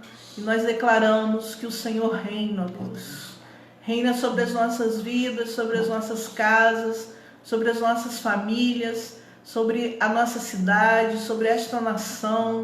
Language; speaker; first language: Portuguese; native; Portuguese